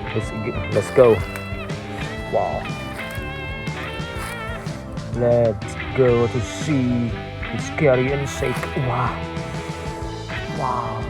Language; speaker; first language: English; non-native, learner; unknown